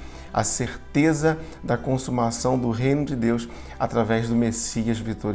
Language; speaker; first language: Portuguese; native; Portuguese